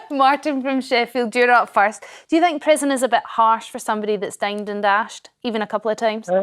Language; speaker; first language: English; native; English